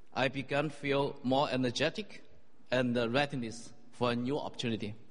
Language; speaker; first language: English; non-native, fluent; Chinese